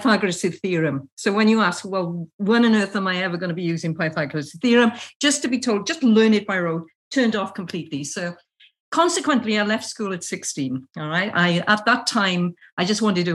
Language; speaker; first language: English; native; English